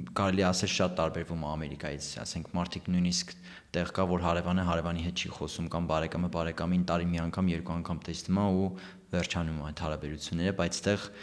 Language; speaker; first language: Armenian; early bilingual, heritage; Armenian